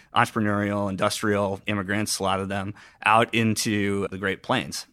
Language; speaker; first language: English; native; English